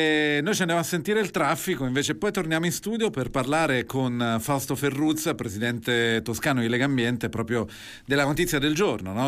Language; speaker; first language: Italian; native; Italian